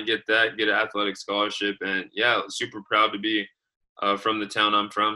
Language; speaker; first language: English; native; English